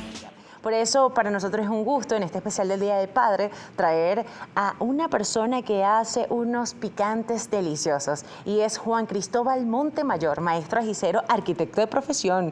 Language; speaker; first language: Spanish; native; Spanish